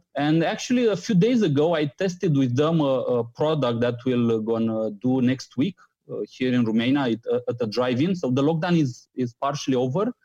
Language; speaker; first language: English; non-native, fluent; Romanian